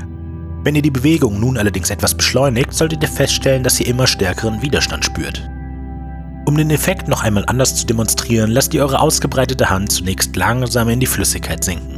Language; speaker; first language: German; native; German